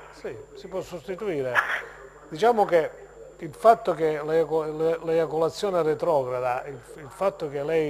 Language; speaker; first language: Italian; native; Italian